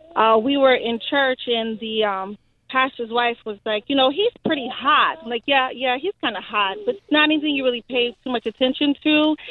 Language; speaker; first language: English; early bilingual, other home language; Haitian Creole